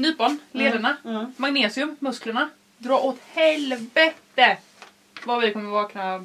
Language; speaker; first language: Swedish; native; Swedish